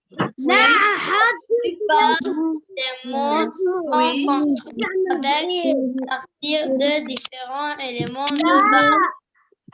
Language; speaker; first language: French; non-native, local second language; Arabic